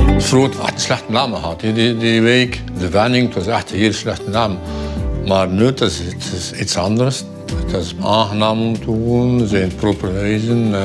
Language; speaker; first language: Dutch; non-native, fluent; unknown